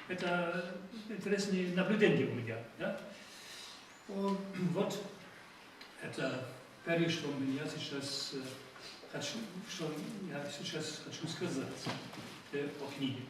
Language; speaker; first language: Russian; non-native, fluent; German